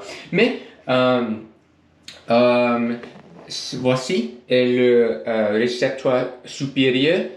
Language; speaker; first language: French; non-native, learner; English